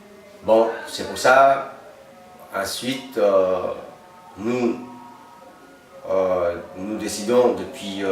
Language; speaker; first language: French; non-native, fluent; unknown